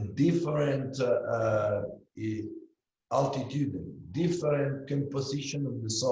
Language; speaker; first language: English; non-native, learner; Italian